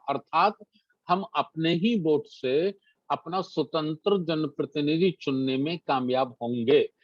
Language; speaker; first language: Hindi; native; Hindi